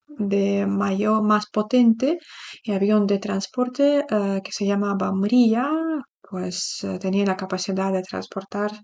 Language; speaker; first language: Spanish; non-native, fluent; Ukrainian